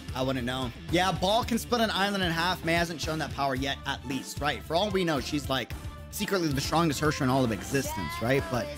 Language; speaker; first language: English; native; English